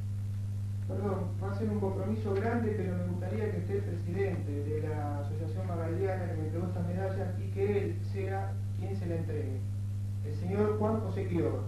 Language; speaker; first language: Spanish; native; Spanish